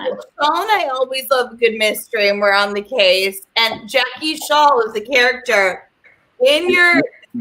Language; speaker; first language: English; native; English